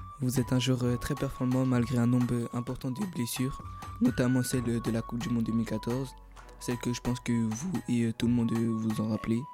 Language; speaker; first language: French; native; French